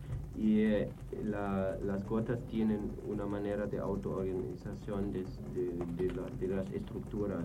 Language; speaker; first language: Spanish; non-native, fluent; German